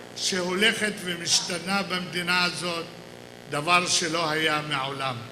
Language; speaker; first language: Hebrew; native; Hebrew